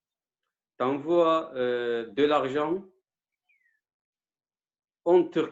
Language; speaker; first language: French; non-native, learner; Kurdish